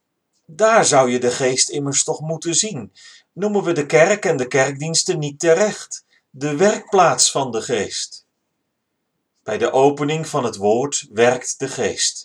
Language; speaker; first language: Dutch; native; Dutch